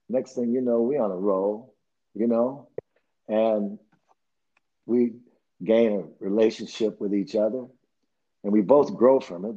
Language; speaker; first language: English; native; English